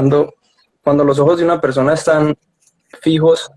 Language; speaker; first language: Spanish; native; Spanish